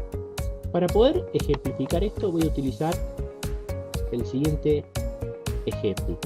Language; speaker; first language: Spanish; native; Spanish